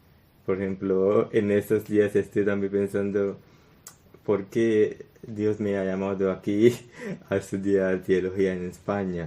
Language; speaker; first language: Spanish; non-native, learner; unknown